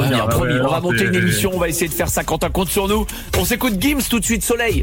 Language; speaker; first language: French; native; French